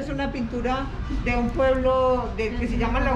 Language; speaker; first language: Spanish; native; Spanish